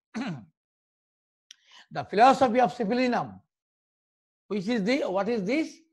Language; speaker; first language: English; non-native, local second language; Bangla